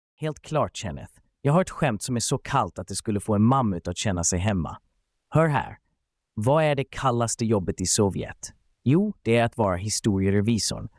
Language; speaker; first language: Swedish; native; Swedish